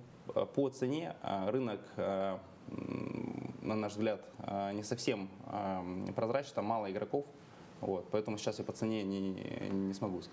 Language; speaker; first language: Russian; native; Russian